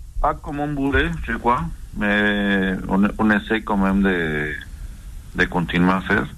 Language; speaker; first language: French; non-native, learner; Spanish